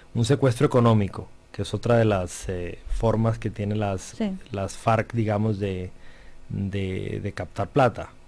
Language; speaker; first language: Spanish; native; Spanish